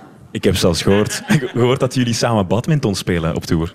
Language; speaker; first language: Dutch; native; Dutch